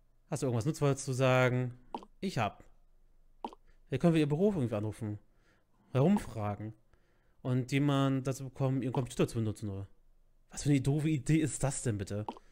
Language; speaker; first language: German; native; German